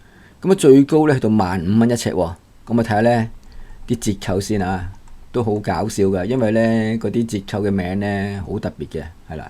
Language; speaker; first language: Cantonese; native; Cantonese